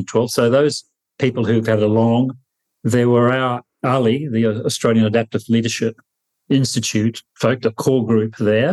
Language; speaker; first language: English; native; English